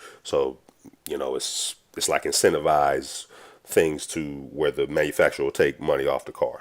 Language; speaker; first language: English; native; English